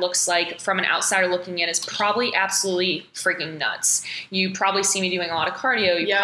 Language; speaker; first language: English; native; English